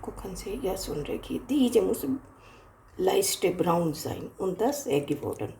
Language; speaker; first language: German; non-native, learner; Hindi